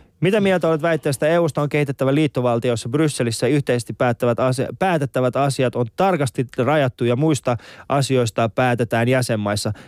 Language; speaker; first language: Finnish; early bilingual, other home language; Persian